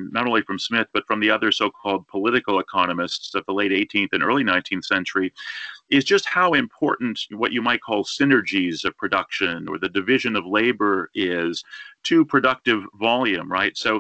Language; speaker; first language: English; native; English